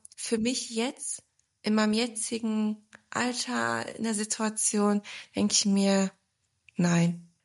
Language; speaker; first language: German; early bilingual, other home language; Turkish